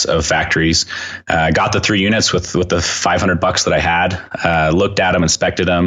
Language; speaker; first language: English; native; English